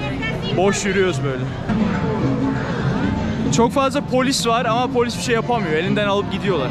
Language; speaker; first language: Turkish; native; Turkish